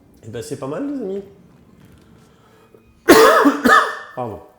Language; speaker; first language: French; native; French